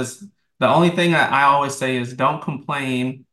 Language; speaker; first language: English; native; English